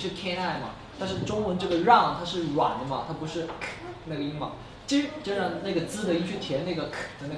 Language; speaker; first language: Chinese; native; Chinese